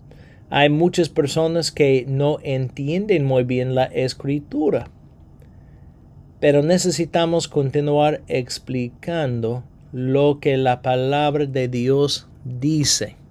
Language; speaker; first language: Spanish; non-native, fluent; English